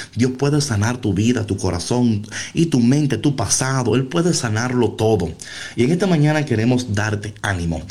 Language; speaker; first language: Spanish; early bilingual, heritage; Spanish